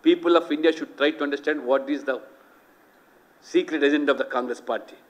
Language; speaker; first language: English; non-native, local second language; Telugu